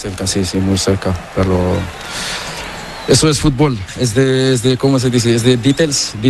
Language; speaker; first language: Spanish; non-native, learner; Portuguese